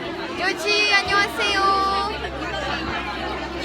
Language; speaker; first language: Korean; non-native, learner; French